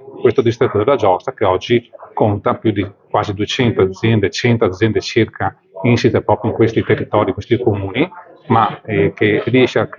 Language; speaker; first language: Italian; native; Italian